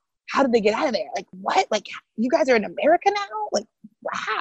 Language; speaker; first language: English; early bilingual, other home language; Haitian Creole